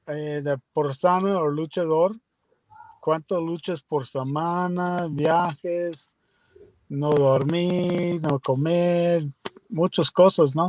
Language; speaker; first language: Spanish; non-native, learner; English